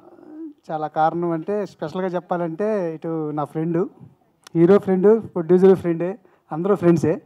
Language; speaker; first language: Telugu; native; Telugu